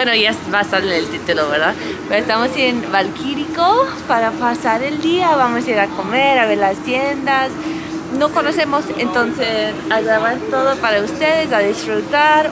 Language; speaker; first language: Spanish; non-native, fluent; English